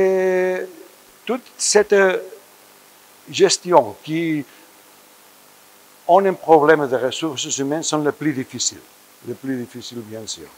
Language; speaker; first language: French; non-native, fluent; Spanish